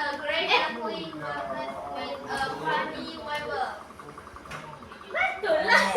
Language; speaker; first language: English; non-native, learner; Indonesian